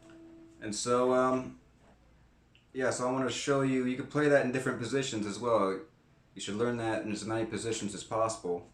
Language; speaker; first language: English; native; English